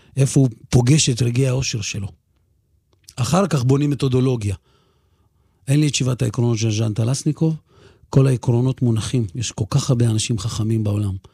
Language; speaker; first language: Hebrew; early bilingual, other home language; Russian